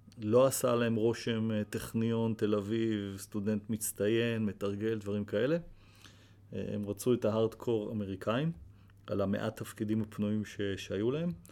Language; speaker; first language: Hebrew; native; Hebrew